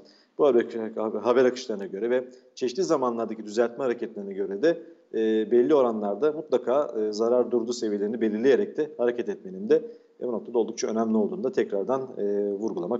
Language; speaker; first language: Turkish; native; Turkish